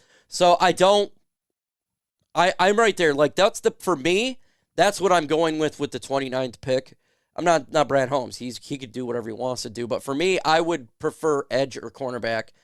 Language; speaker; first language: English; native; English